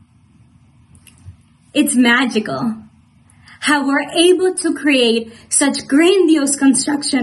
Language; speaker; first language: English; non-native, fluent; Spanish